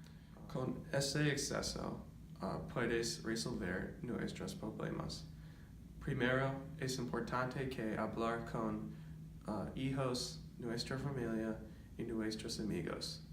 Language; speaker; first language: Spanish; non-native, learner; English